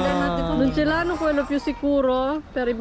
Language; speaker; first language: Italian; non-native, fluent; Filipino